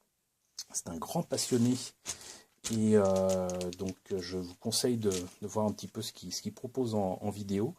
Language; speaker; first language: French; native; French